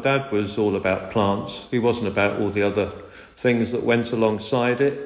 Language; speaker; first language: English; native; English